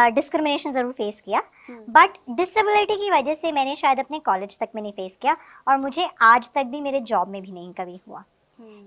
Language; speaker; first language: Hindi; native; Hindi